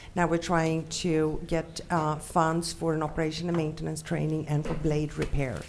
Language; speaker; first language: English; non-native, fluent; Swedish